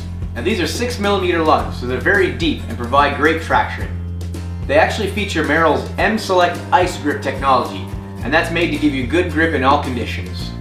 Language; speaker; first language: English; native; English